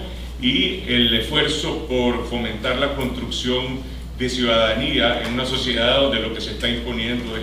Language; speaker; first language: Spanish; native; Spanish